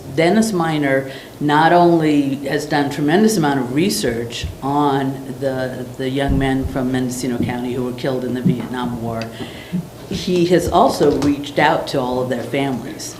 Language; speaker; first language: English; native; English